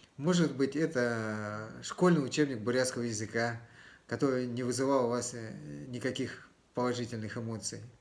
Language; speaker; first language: Russian; native; Russian